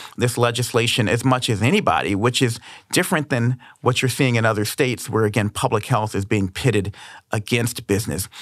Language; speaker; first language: English; native; English